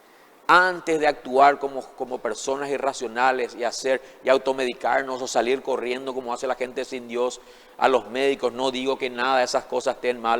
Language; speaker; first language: Spanish; native; Spanish